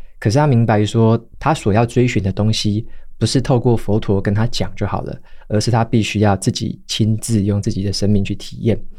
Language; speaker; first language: Chinese; native; Chinese